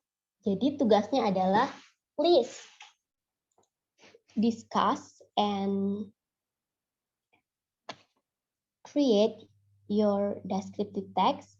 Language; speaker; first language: English; non-native, fluent; Indonesian